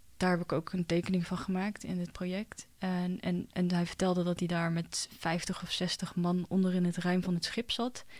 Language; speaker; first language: Dutch; early bilingual, other home language; Chinese